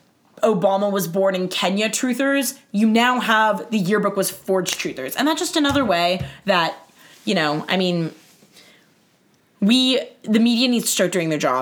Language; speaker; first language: English; native; English